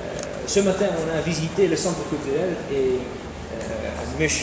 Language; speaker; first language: French; non-native, fluent; Dutch